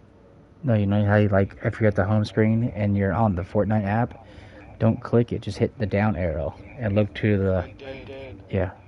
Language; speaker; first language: English; native; English